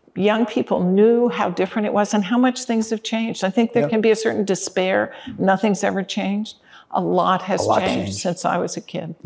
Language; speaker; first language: English; native; English